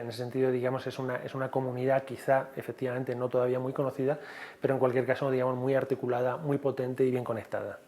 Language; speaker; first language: Spanish; native; Spanish